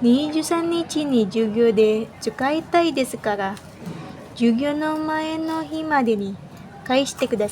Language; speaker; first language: Japanese; non-native, learner; Indonesian